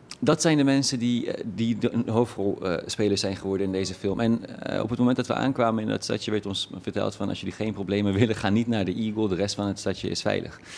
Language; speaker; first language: Dutch; early bilingual, other home language; Persian